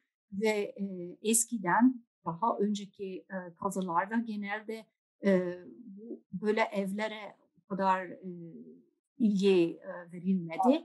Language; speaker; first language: Turkish; non-native, fluent; Dutch